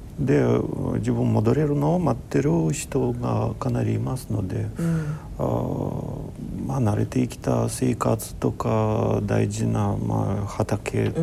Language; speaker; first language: Japanese; non-native, fluent; Ukrainian